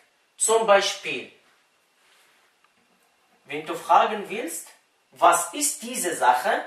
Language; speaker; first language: German; non-native, fluent; Arabic